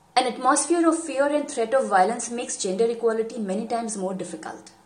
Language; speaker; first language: English; non-native, local second language; Hindi